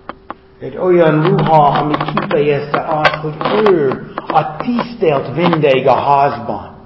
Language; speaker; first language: Hungarian; non-native, fluent; English